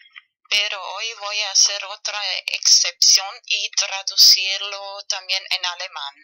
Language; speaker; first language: Spanish; non-native, fluent; German